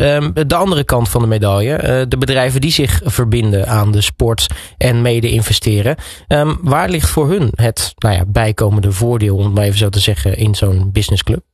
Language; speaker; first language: Dutch; native; Dutch